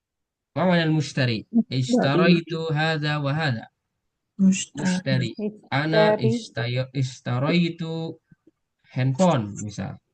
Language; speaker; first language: Arabic; non-native, local second language; Indonesian